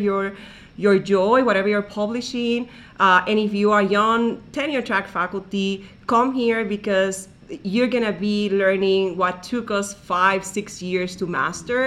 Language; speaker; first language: English; non-native, fluent; Spanish